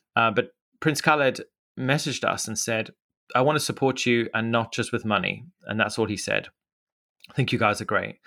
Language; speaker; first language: English; native; English